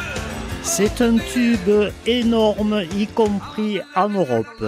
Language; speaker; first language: French; native; French